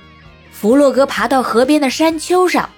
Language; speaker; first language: Chinese; native; Chinese